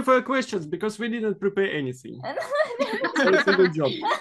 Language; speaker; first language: English; non-native, fluent; Russian